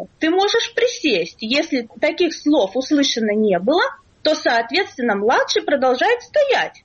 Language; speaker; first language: Russian; native; Russian